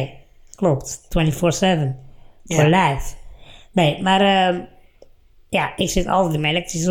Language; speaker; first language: Dutch; native; Dutch